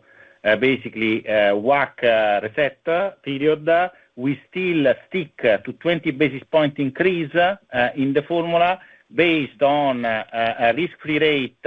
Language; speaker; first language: English; non-native, fluent; Italian